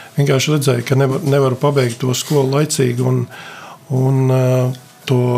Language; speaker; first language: Latvian; native; Latvian